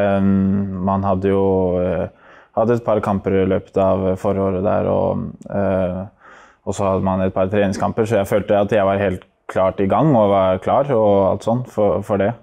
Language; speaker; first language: Norwegian; native; Norwegian